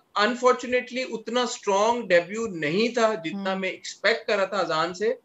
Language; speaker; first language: Urdu; non-native, local second language; Punjabi